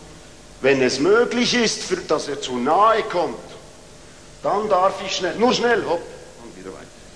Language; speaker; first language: German; non-native, fluent; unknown